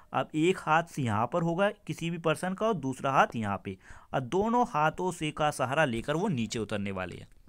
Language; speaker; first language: Hindi; native; Hindi